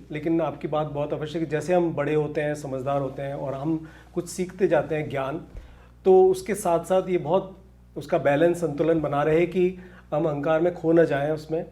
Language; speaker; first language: Hindi; native; Hindi